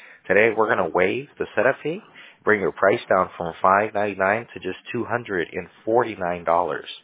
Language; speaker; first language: English; early bilingual, other home language; Spanish